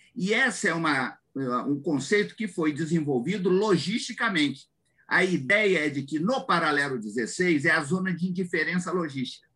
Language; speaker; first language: Portuguese; native; Portuguese